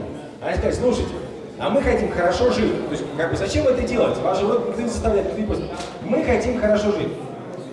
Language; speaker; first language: Russian; native; Russian